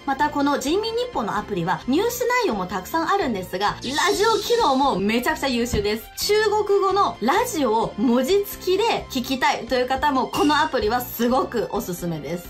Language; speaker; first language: Japanese; non-native, fluent; Chinese